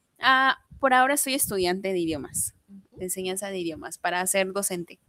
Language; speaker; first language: Spanish; non-native, local second language; Zapotec